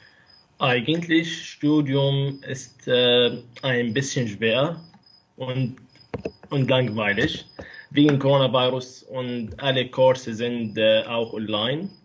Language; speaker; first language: German; non-native, learner; Arabic